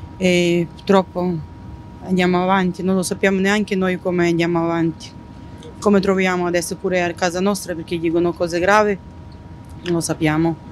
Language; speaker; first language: Italian; non-native, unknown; Ukrainian